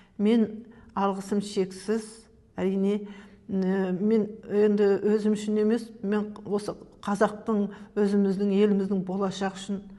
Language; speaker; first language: Kazakh; native; Kazakh